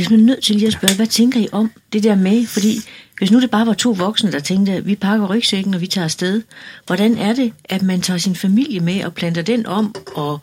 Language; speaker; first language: Danish; native; Danish